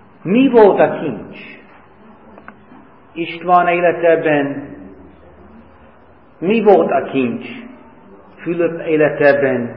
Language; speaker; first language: Hungarian; non-native, fluent; English